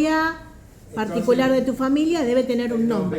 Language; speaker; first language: Spanish; native; Spanish